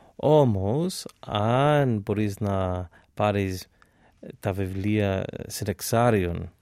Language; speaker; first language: Greek; non-native, fluent; English